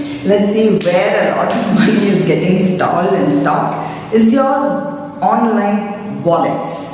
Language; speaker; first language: English; non-native, local second language; Tamil